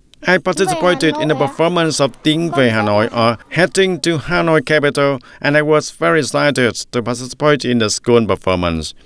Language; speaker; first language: English; non-native, fluent; Vietnamese